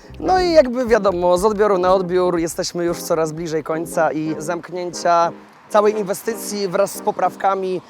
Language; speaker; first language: Polish; native; Polish